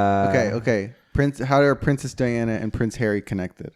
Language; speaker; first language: English; native; English